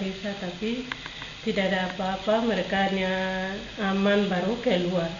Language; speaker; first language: Indonesian; non-native, local second language; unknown